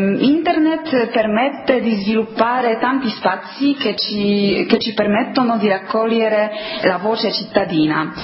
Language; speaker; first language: Italian; non-native, fluent; Polish